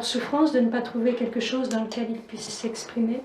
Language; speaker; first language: French; native; French